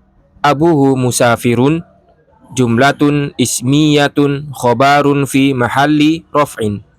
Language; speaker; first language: Arabic; non-native, learner; Indonesian